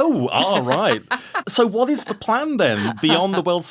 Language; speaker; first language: English; native; English